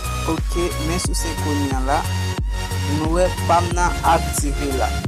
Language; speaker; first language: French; non-native, learner; Haitian Creole